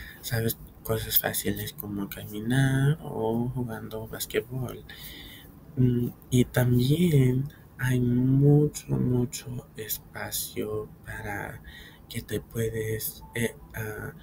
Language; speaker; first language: Spanish; early bilingual, heritage; Spanish